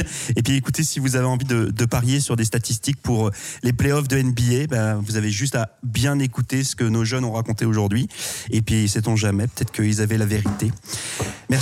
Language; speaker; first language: French; native; French